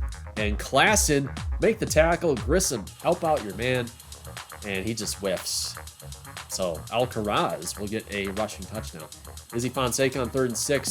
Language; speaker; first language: English; native; English